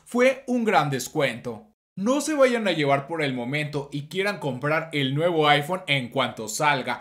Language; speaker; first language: Spanish; native; Spanish